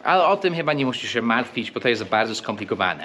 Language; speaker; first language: Polish; non-native, fluent; English